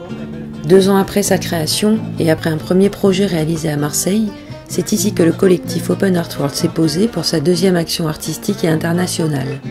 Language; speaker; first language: French; native; French